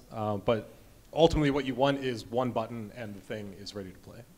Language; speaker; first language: English; native; English